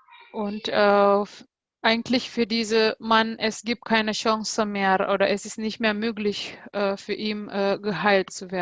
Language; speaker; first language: German; non-native, fluent; Indonesian